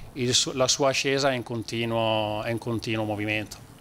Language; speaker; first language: Italian; native; Italian